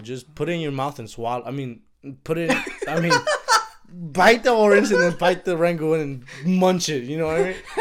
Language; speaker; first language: English; early bilingual, other home language; Spanish